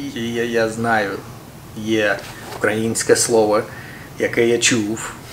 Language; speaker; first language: Ukrainian; non-native, local second language; Russian